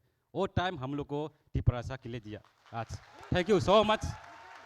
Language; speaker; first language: Hindi; non-native, local second language; Kok Borok